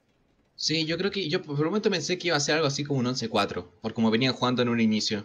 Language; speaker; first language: Spanish; native; Spanish